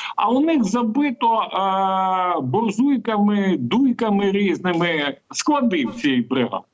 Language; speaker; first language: Ukrainian; native; Ukrainian